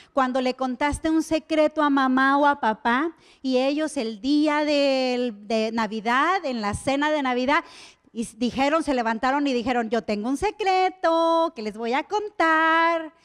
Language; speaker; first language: Spanish; native; Spanish